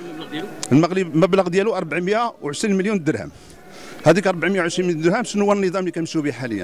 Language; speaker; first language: Arabic; native; Arabic